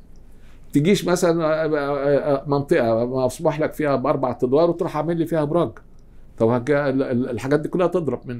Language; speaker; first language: Arabic; native; Arabic